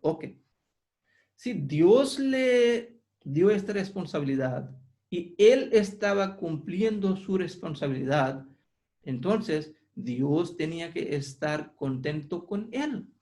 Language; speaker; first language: Spanish; non-native, fluent; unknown